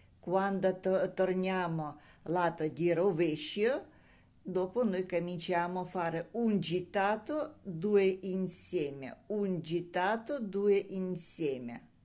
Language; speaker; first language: Italian; non-native, learner; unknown